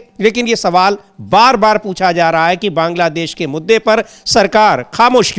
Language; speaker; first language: Hindi; native; Hindi